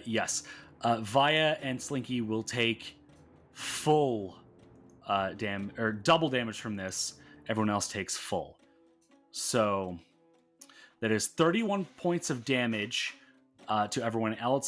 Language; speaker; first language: English; native; English